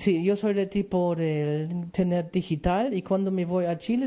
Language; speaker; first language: Spanish; non-native, fluent; German